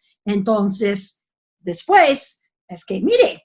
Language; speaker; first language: Spanish; non-native, fluent; English